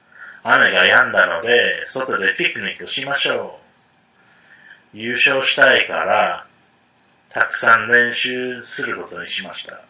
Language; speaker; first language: Japanese; non-native, fluent; English